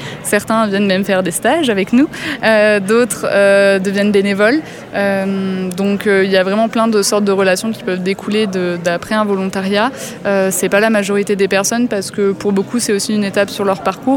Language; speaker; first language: French; native; French